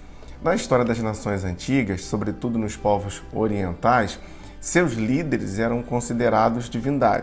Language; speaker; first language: Portuguese; native; Portuguese